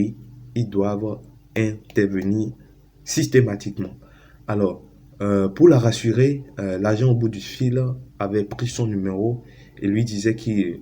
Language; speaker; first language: French; native; French